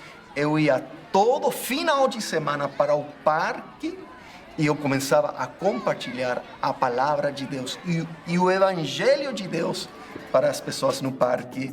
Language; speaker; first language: Portuguese; non-native, fluent; English